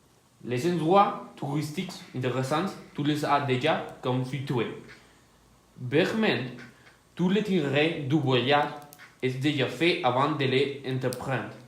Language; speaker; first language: French; non-native, learner; Spanish